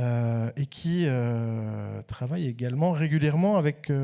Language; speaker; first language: French; native; French